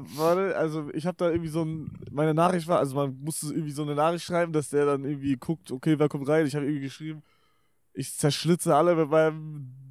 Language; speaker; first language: German; non-native, local second language; Luxembourgish